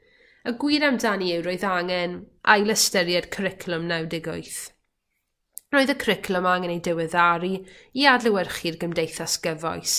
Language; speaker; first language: Welsh; native; Welsh